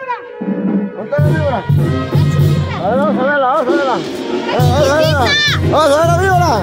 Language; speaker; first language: Spanish; native; Spanish